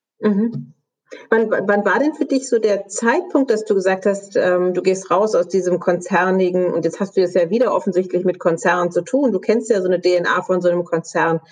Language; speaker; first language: German; native; German